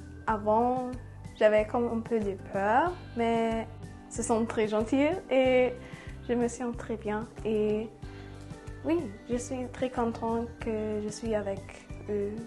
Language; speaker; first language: French; non-native, learner; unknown